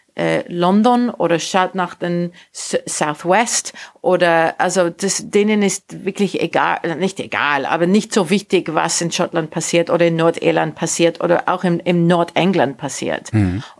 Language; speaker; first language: German; non-native, fluent; English